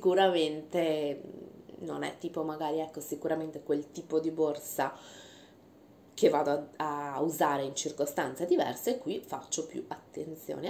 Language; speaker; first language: Italian; native; Italian